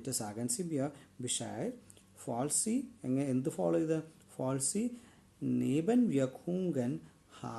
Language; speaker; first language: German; non-native, learner; Malayalam